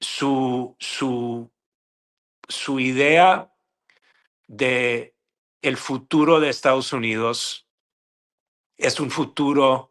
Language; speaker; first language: Spanish; non-native, fluent; English